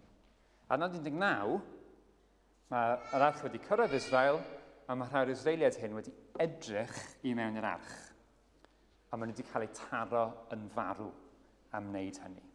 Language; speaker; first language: Welsh; native; Welsh